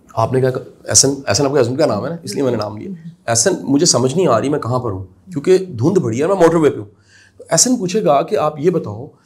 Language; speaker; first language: Urdu; non-native, local second language; Punjabi